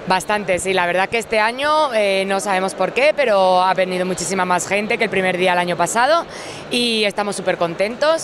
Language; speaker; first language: Spanish; native; Spanish